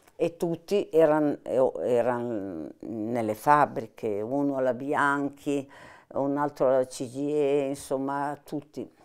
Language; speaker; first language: Italian; native; Italian